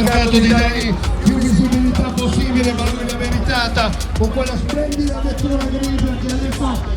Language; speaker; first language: Italian; native; Italian